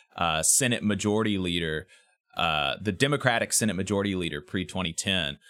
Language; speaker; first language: English; native; English